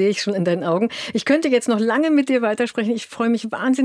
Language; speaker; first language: German; native; German